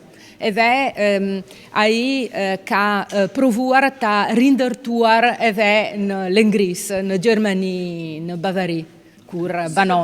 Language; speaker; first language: Albanian; non-native, fluent; Italian